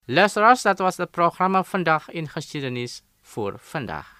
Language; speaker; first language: Dutch; non-native, fluent; Indonesian